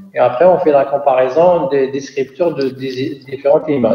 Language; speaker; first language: French; non-native, local second language; Arabic